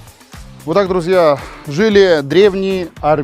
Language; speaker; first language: Russian; native; Russian